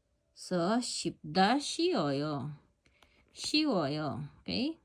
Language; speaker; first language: Korean; non-native, learner; Filipino